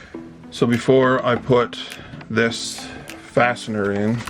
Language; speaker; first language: English; native; English